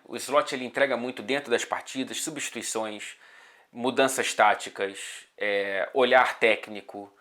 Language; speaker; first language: Portuguese; native; Portuguese